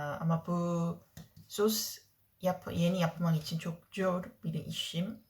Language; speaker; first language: Turkish; non-native, learner; Korean